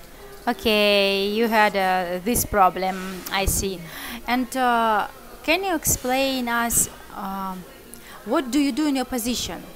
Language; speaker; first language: English; non-native, learner; Russian